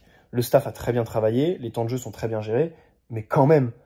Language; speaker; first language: French; native; French